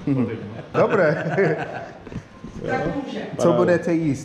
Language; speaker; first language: Czech; non-native, learner; English